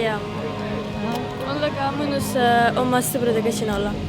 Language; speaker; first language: Estonian; non-native, local second language; Russian